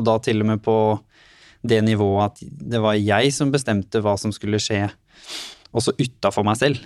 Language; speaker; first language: Norwegian; native; Norwegian